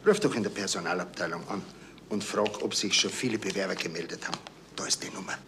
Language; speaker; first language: German; native; German